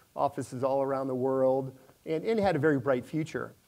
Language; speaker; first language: English; native; English